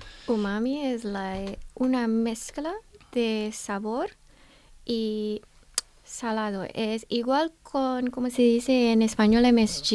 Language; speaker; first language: Spanish; non-native, learner; Indonesian